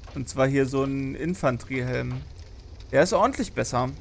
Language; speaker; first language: German; native; German